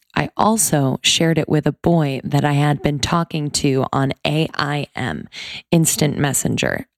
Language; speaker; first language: English; native; English